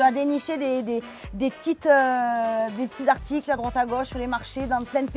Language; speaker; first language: French; native; French